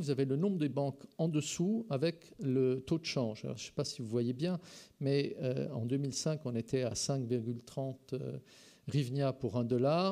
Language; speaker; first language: French; native; French